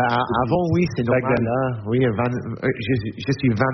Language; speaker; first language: French; non-native, learner; English